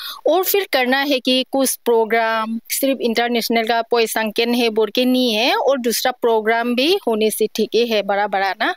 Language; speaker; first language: Hindi; non-native, local second language; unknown